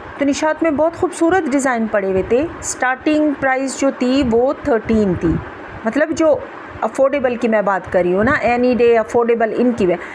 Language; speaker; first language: Urdu; non-native, local second language; Pashto